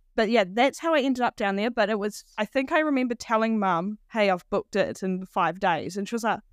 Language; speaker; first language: English; native; English